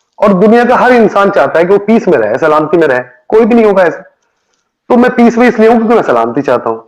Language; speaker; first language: Hindi; native; Hindi